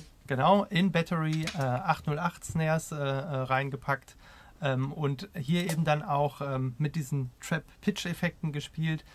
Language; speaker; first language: German; native; German